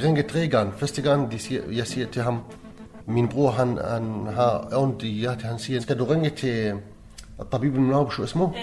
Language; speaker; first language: Danish; non-native, learner; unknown